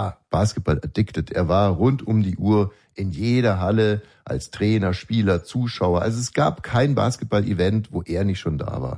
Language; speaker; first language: German; native; German